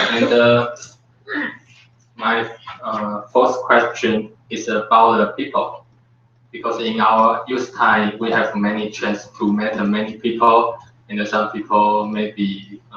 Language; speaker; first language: English; non-native, learner; Chinese